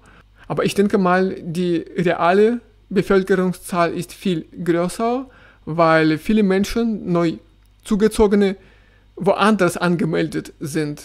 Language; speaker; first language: German; non-native, fluent; Russian